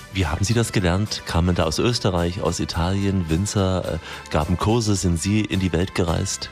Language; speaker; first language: German; native; German